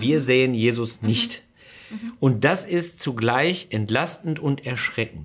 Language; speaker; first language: German; native; German